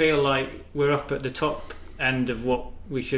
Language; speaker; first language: English; native; English